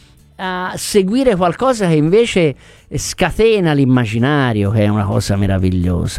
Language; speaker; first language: Italian; native; Italian